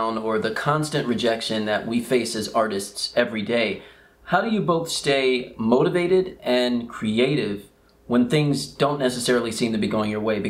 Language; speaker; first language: English; native; English